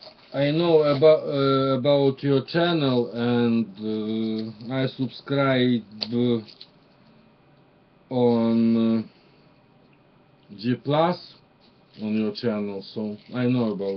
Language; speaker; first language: English; non-native, learner; Russian